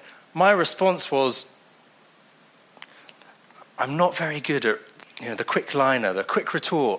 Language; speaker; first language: English; native; English